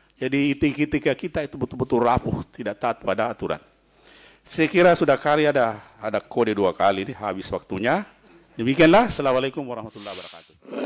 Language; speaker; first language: Indonesian; native; Indonesian